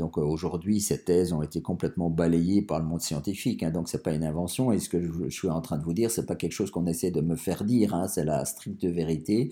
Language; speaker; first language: French; native; French